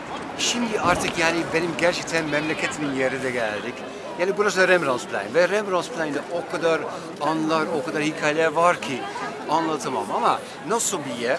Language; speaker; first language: Turkish; non-native, fluent; Dutch